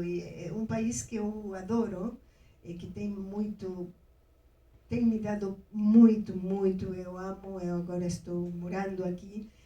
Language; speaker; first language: Portuguese; non-native, fluent; Spanish